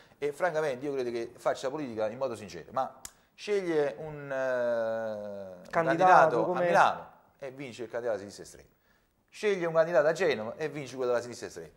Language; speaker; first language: Italian; native; Italian